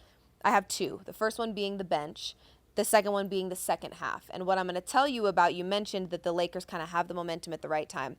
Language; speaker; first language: English; native; English